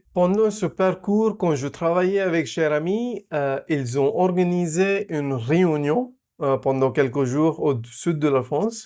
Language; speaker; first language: French; non-native, fluent; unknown